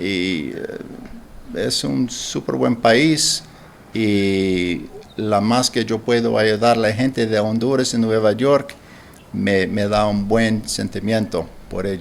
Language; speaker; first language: Spanish; non-native, learner; English